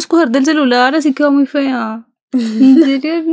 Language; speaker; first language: Spanish; native; Spanish